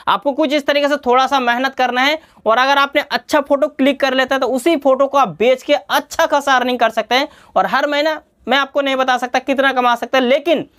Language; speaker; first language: Hindi; native; Hindi